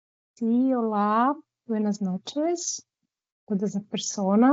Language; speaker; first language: Spanish; non-native, fluent; Portuguese